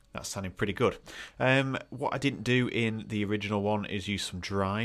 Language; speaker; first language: English; native; English